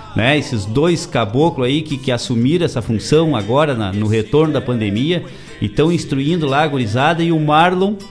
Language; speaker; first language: Portuguese; native; Portuguese